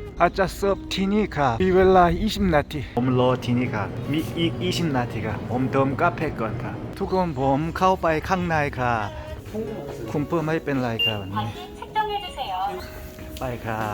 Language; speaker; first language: Thai; non-native, learner; Korean